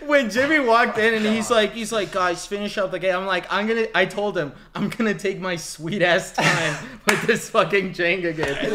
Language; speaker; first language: English; early bilingual, other home language; Spanish